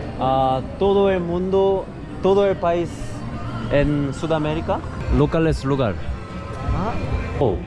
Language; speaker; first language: Spanish; non-native, learner; Korean